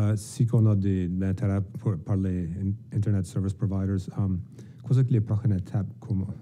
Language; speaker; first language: French; native; French